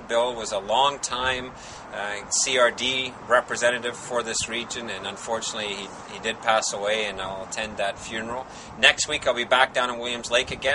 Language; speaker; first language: English; native; English